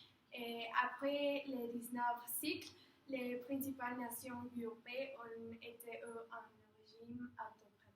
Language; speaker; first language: French; non-native, learner; Spanish